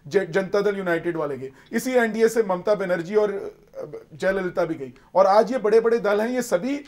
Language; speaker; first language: Hindi; native; Hindi